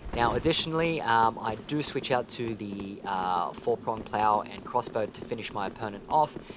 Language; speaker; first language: English; native; English